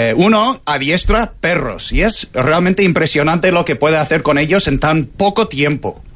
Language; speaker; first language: Spanish; non-native, fluent; English